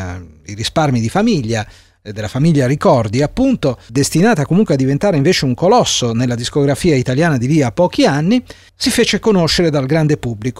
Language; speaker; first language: Italian; native; Italian